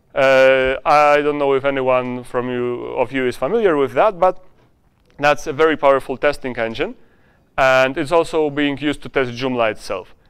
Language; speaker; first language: English; non-native, fluent; Polish